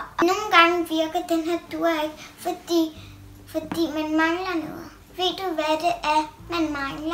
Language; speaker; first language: Danish; early bilingual, other home language; Urdu